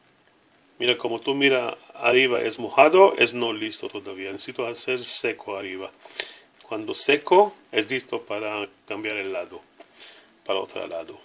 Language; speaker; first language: Spanish; non-native, learner; Hebrew